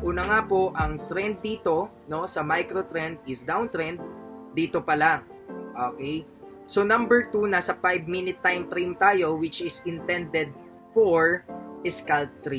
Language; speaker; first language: Filipino; native; Filipino